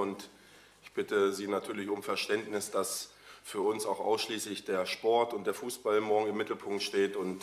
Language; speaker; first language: German; native; German